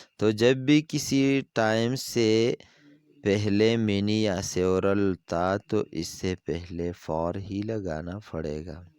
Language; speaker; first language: Urdu; non-native, local second language; Pashto